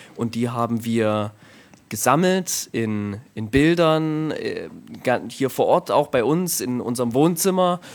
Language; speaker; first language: German; native; German